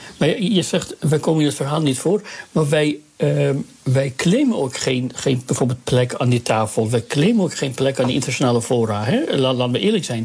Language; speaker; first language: Dutch; early bilingual, other home language; Persian